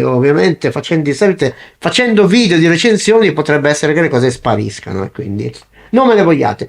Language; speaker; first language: Italian; native; Italian